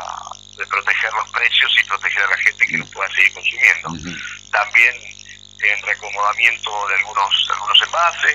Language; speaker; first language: Spanish; native; Spanish